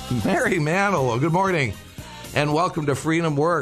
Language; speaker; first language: English; native; English